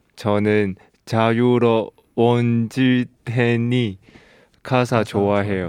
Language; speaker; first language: Korean; non-native, fluent; Chinese